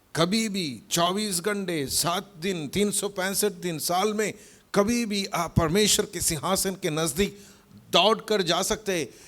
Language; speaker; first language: Hindi; non-native, local second language; Malayalam